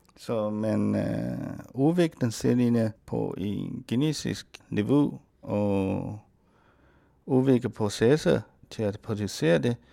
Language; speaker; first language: Danish; non-native, fluent; Chinese